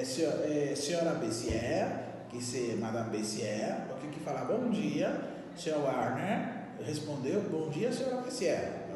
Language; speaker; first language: Portuguese; non-native, learner; Haitian Creole